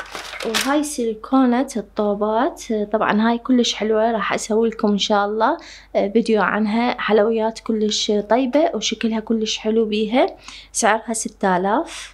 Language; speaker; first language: Arabic; native; Arabic